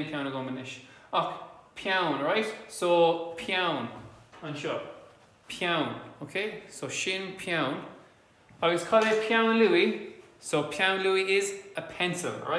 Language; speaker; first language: Irish; non-native, local second language; English